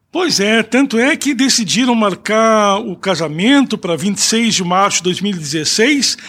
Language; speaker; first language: Portuguese; native; Portuguese